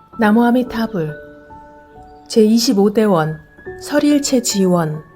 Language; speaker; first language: Korean; native; Korean